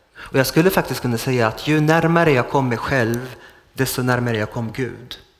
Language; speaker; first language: Swedish; non-native, fluent; Arabic